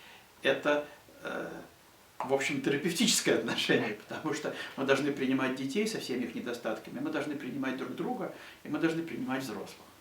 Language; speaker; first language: Russian; native; Russian